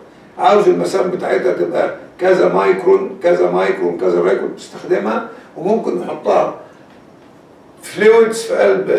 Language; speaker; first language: Arabic; native; Arabic